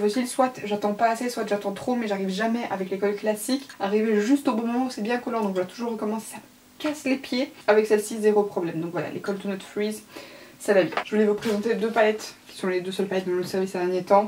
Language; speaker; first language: French; native; French